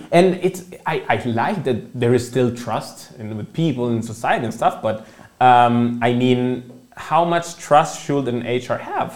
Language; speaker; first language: English; non-native, fluent; Italian